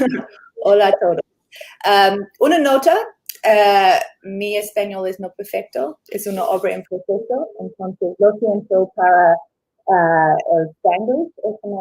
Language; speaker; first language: Spanish; non-native, learner; English